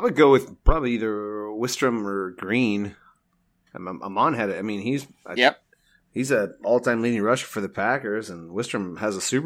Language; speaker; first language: English; native; English